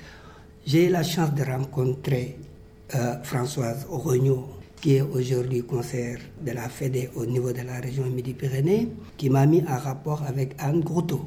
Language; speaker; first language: French; non-native, local second language; Wolof